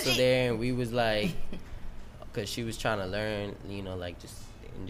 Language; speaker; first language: English; early bilingual, other home language; Spanish